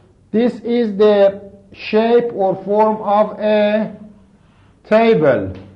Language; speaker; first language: English; non-native, fluent; Persian